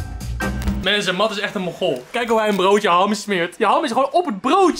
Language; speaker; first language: Dutch; native; Dutch